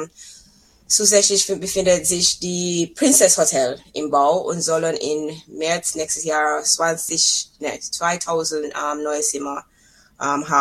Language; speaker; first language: German; non-native, fluent; English